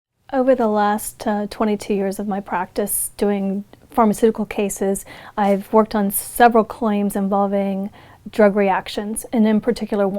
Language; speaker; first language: English; native; English